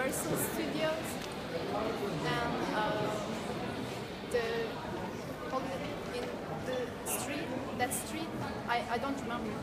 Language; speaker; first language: English; non-native, fluent; Turkish